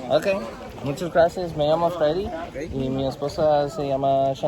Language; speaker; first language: Spanish; non-native, learner; English